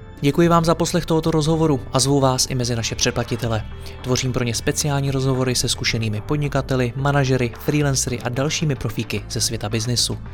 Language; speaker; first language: Czech; native; Czech